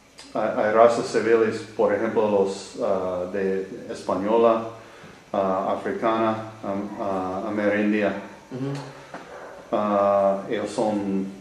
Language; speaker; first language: Spanish; non-native, learner; English